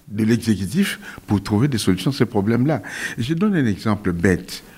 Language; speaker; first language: French; non-native, local second language; Kongo